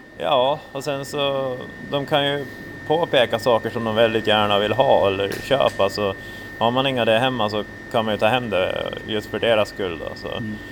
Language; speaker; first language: Swedish; native; Swedish